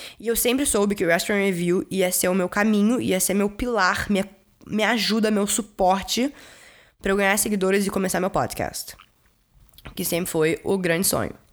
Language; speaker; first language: Portuguese; early bilingual, heritage; Portuguese